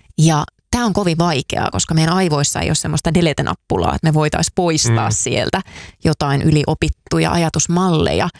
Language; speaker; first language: Finnish; native; Finnish